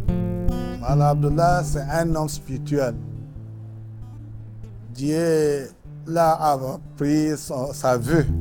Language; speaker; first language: French; non-native, local second language; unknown